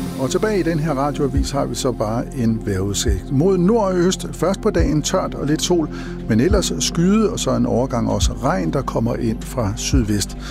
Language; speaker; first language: Danish; native; Danish